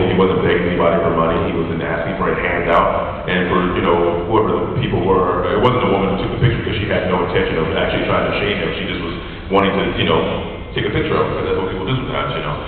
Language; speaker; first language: English; native; English